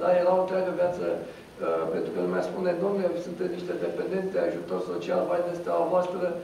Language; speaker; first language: Romanian; non-native, local second language; Romany